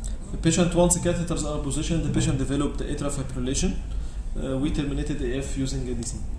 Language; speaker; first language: English; non-native, fluent; Arabic